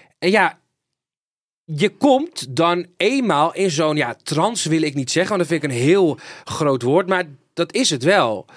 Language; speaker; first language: Dutch; native; Dutch